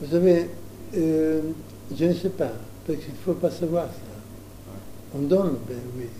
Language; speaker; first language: French; non-native, learner; Italian